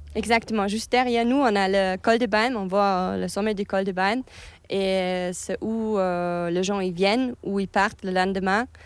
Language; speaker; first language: French; non-native, fluent; German